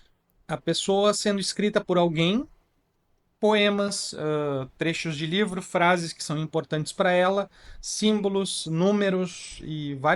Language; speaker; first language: Portuguese; native; Portuguese